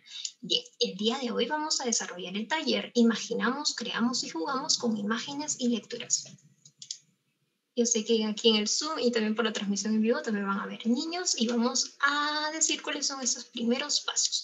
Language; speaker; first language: Spanish; native; Spanish